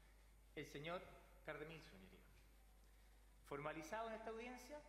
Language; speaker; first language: Spanish; native; Spanish